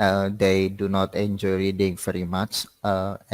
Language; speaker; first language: English; non-native, learner; Indonesian